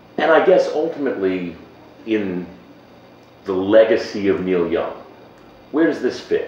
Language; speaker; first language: English; native; English